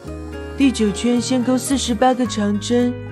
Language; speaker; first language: Chinese; native; Chinese